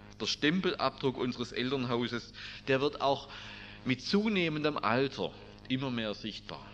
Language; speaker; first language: German; native; German